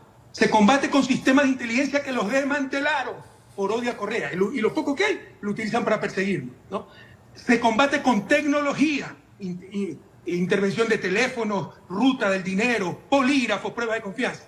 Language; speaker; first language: Spanish; native; Spanish